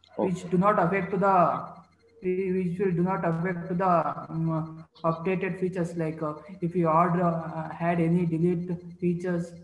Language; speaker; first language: English; non-native, local second language; Kannada